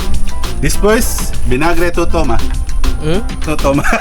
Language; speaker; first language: Spanish; non-native, learner; Filipino